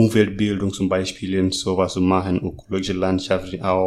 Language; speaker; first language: German; non-native, fluent; Masai